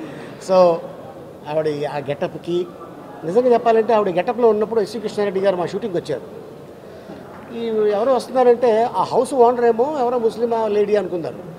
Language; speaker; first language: Telugu; native; Telugu